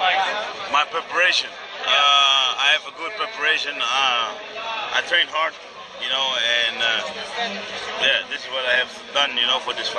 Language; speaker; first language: English; non-native, fluent; Dutch